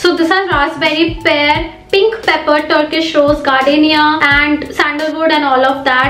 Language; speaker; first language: English; non-native, local second language; Hindi